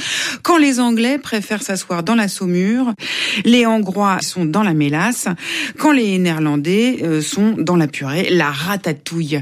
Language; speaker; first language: French; native; French